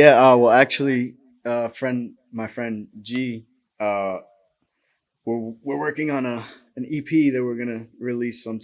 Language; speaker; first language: English; native; English